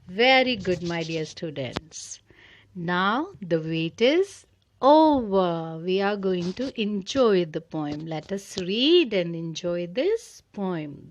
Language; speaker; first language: English; non-native, local second language; Punjabi